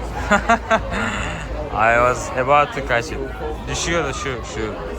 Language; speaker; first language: English; non-native, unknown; Turkish